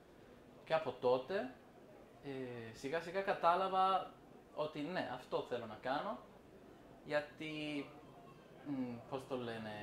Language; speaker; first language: Greek; non-native, fluent; Italian